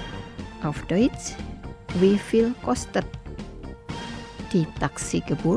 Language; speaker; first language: German; non-native, learner; Indonesian